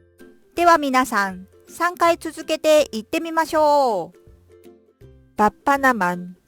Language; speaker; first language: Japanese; non-native, fluent; Korean